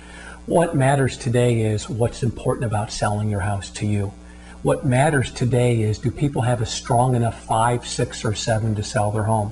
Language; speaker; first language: English; native; English